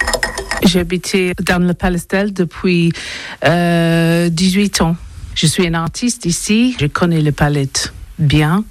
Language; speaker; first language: French; non-native, learner; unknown